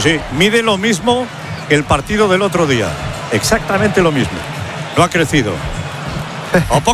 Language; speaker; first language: Spanish; native; Spanish